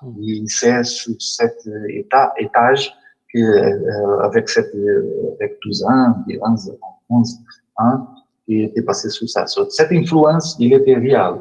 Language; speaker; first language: French; non-native, learner; Portuguese